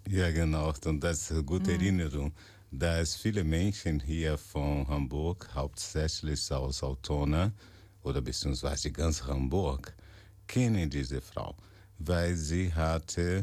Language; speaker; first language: German; non-native, fluent; Portuguese